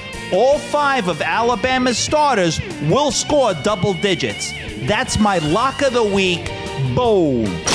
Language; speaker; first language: English; native; English